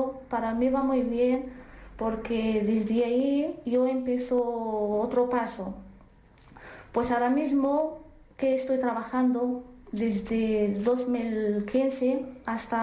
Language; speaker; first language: Spanish; non-native, learner; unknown